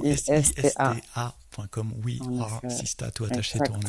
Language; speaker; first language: French; native; French